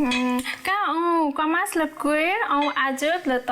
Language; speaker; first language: French; non-native, learner; Nepali